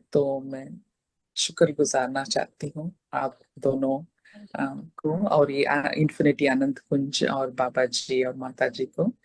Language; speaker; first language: Hindi; non-native, local second language; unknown